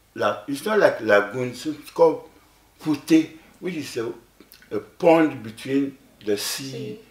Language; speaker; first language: English; non-native, local second language; Ewe